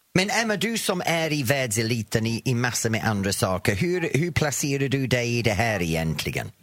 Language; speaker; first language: Swedish; non-native, fluent; English